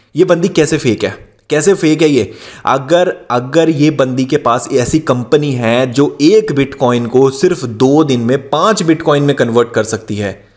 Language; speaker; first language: Hindi; native; Hindi